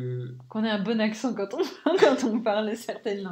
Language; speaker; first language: French; native; French